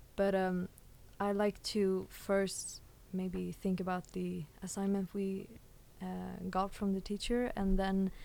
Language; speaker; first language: English; early bilingual, other home language; Swedish